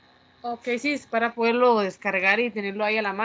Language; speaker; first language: Spanish; native; Spanish